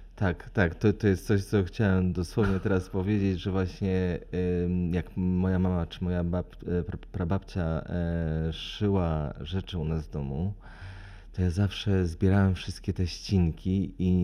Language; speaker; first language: Polish; native; Polish